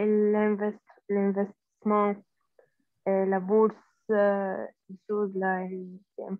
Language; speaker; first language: French; non-native, learner; Arabic